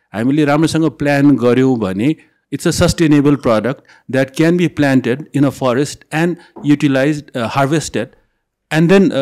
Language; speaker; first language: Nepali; non-native, local second language; Newari